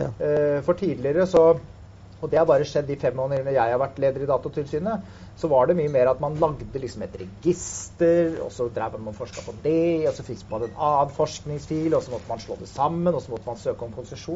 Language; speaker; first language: Norwegian; native; Norwegian